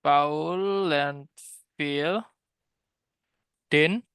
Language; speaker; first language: German; non-native, fluent; Indonesian